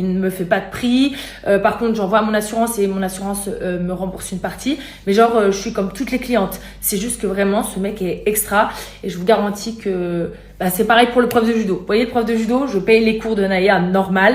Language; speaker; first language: French; native; French